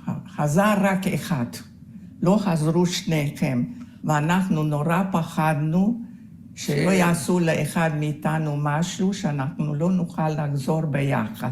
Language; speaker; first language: Hebrew; early bilingual, other home language; Hungarian